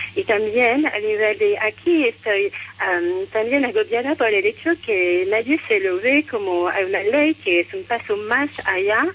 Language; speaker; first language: Spanish; non-native, fluent; French